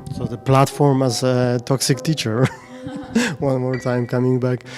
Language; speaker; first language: English; non-native, fluent; Polish